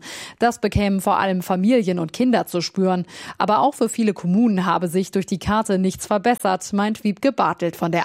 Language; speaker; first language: German; native; German